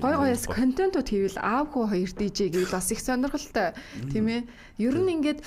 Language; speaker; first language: Mongolian; native; Mongolian